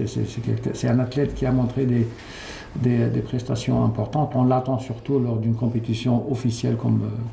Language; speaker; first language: French; non-native, local second language; Arabic